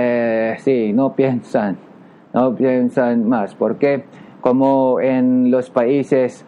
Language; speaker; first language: Spanish; non-native, learner; Japanese